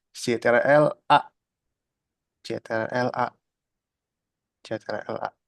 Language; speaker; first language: English; non-native, learner; Indonesian